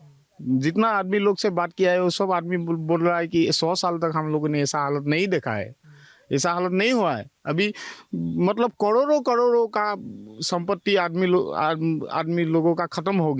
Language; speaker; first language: Hindi; non-native, local second language; Assamese